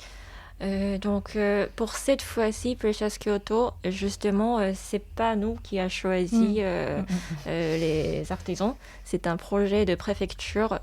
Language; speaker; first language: French; non-native, fluent; Japanese